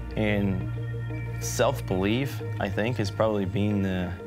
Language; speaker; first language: English; native; English